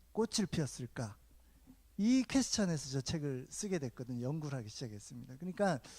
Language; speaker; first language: Korean; native; Korean